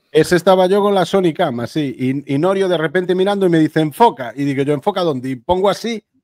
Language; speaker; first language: Spanish; native; Spanish